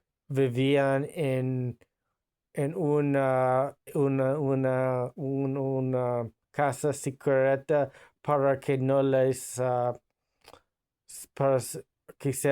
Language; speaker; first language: Spanish; non-native, learner; English